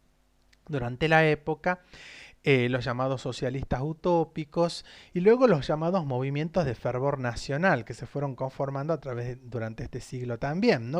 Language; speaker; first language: Spanish; native; Spanish